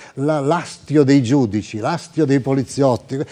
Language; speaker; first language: Italian; native; Italian